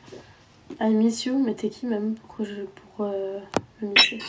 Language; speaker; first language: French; non-native, local second language; Arabic